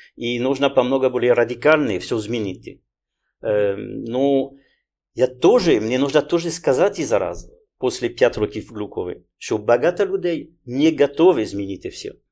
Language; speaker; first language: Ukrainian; non-native, learner; French